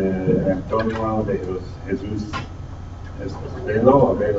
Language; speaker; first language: Spanish; non-native, fluent; English